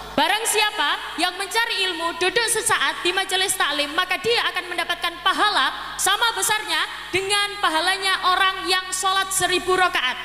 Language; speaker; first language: Indonesian; non-native, local second language; Javanese